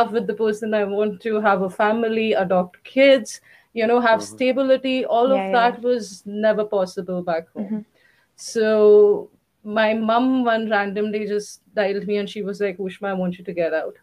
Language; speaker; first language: English; non-native, local second language; Hindi